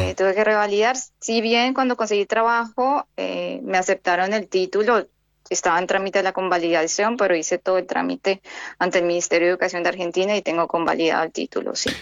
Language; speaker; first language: Spanish; native; Spanish